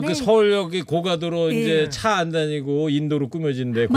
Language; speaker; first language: Korean; native; Korean